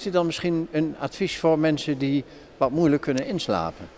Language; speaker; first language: Dutch; native; Dutch